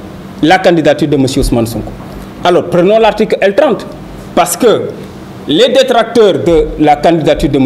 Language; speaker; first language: French; non-native, local second language; Wolof